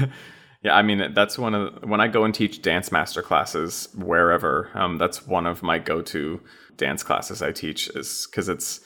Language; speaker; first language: English; native; English